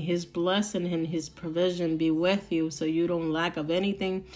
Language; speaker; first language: English; non-native, fluent; Spanish